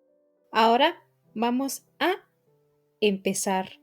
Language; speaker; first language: Spanish; non-native, fluent; English